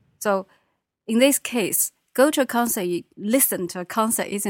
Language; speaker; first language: English; non-native, fluent; Chinese